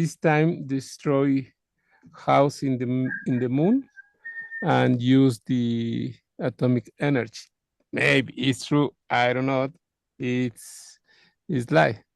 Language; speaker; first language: English; non-native, learner; Spanish